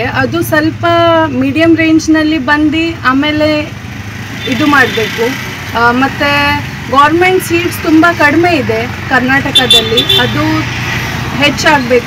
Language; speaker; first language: Kannada; non-native, local second language; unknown